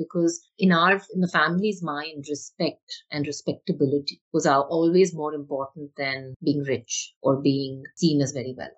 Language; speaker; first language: English; non-native, local second language; Hindi